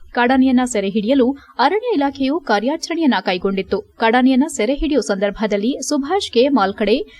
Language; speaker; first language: Kannada; native; Kannada